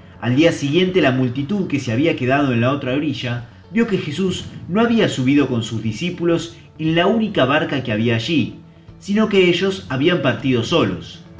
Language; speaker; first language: Spanish; native; Spanish